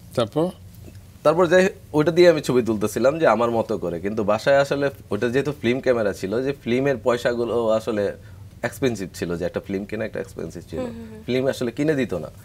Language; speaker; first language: Bangla; native; Bangla